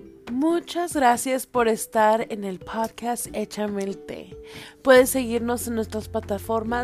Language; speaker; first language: Spanish; early bilingual, other home language; English